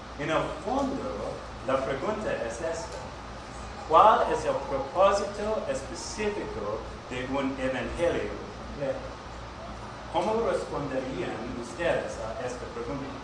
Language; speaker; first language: Spanish; non-native, learner; English